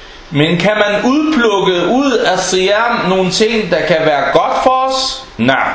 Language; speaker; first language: Danish; non-native, local second language; Arabic